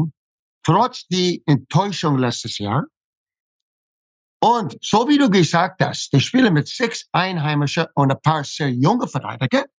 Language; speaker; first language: German; non-native, fluent; English